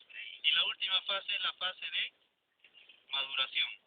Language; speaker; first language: Spanish; native; Spanish